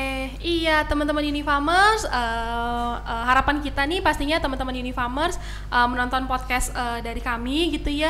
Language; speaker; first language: Indonesian; native; Indonesian